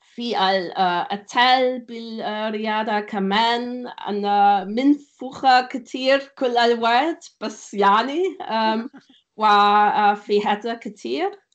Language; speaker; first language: Arabic; non-native, learner; German